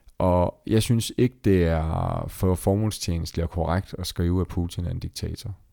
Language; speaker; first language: Danish; native; Danish